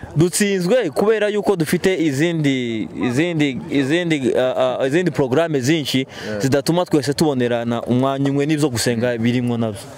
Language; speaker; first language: Kinyarwanda; native; Kinyarwanda